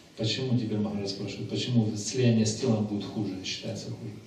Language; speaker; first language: Russian; native; Russian